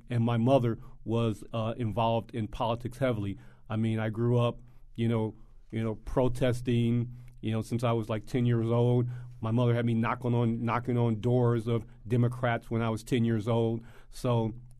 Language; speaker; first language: English; native; English